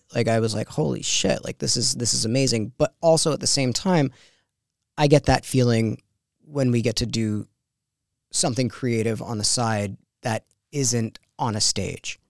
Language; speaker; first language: English; native; English